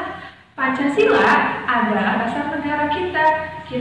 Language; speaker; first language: Indonesian; native; Indonesian